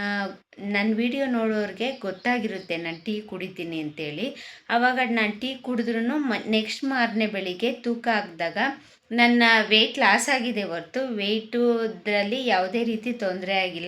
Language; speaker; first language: Kannada; native; Kannada